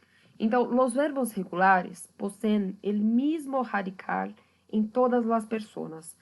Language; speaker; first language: Spanish; non-native, fluent; Portuguese